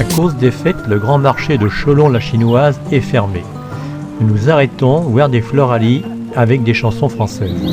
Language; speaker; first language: French; native; French